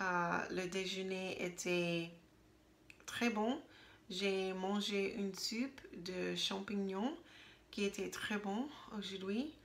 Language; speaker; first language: French; non-native, learner; English